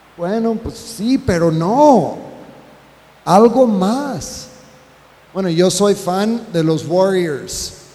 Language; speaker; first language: Spanish; non-native, fluent; English